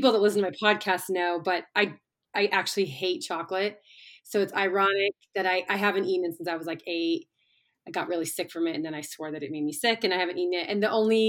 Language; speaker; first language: English; native; English